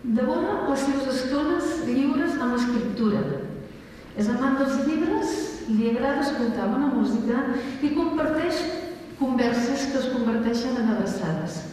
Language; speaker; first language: Catalan; native; Catalan